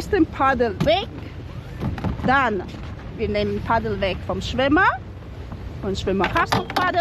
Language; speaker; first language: German; non-native, learner; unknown